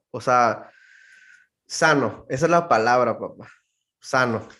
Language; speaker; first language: Spanish; native; Spanish